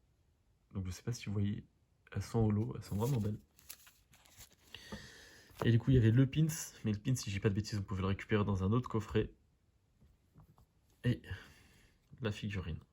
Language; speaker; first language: French; native; French